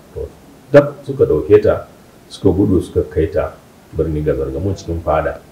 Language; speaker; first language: Hausa; non-native, local second language; Kanuri